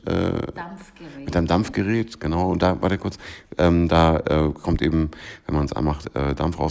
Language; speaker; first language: German; native; German